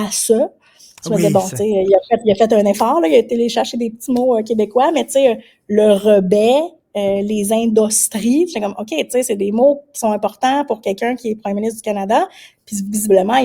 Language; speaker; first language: French; native; French